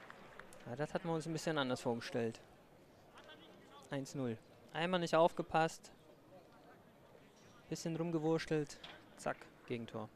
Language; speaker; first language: German; native; German